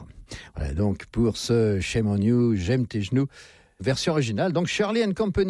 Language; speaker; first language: French; native; French